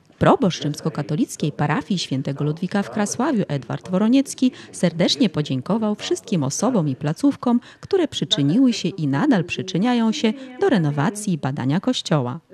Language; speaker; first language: Polish; early bilingual, heritage; Polish